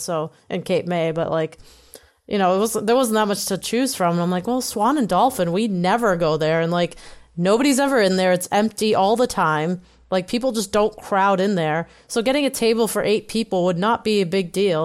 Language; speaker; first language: English; native; English